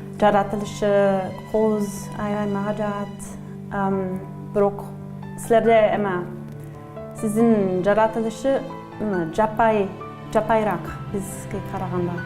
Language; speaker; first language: Kyrgyz; non-native, learner; German